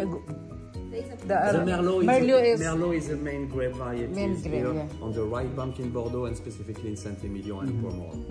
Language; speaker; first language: English; non-native, fluent; French